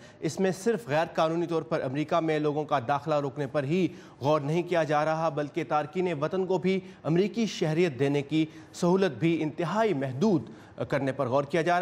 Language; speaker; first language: Urdu; native; Urdu